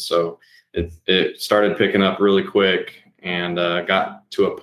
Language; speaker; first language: English; native; English